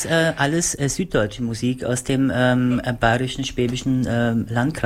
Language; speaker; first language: German; native; German